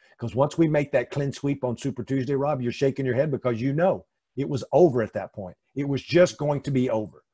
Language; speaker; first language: English; native; English